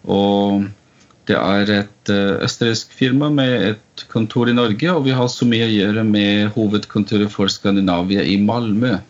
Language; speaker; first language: Norwegian; non-native, fluent; German